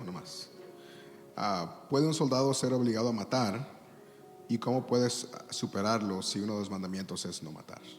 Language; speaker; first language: Spanish; early bilingual, heritage; Spanish